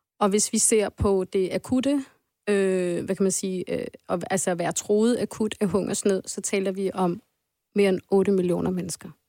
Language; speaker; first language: Danish; early bilingual, other home language; Arabic